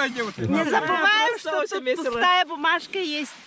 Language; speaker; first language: Russian; non-native, local second language; Yakut